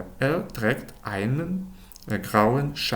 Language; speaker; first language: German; non-native, fluent; Ukrainian